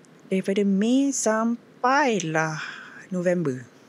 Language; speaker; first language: Malay; native; Malay